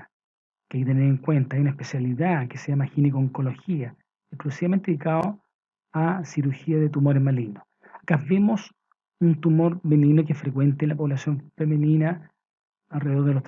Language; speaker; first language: Spanish; native; Spanish